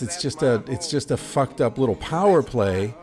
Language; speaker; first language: English; native; English